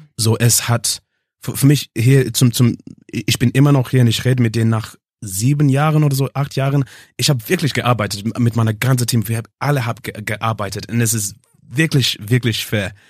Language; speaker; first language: German; non-native, learner; English